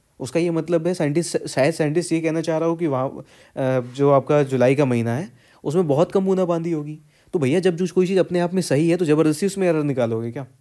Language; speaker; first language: Hindi; native; Hindi